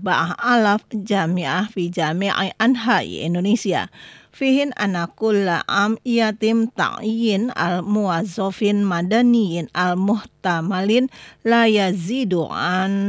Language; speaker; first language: Arabic; non-native, fluent; Indonesian